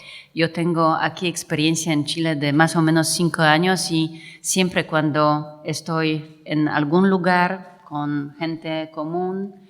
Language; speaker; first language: Spanish; non-native, fluent; Polish